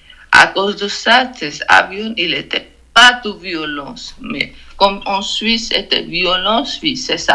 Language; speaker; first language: French; non-native, learner; Georgian